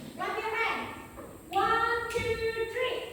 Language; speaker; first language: English; non-native, fluent; Indonesian